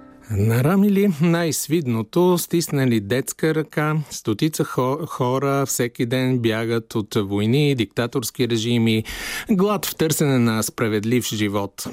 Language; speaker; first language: Bulgarian; native; Bulgarian